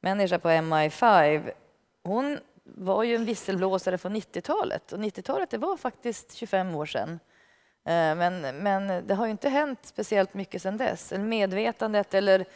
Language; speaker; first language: Swedish; native; Swedish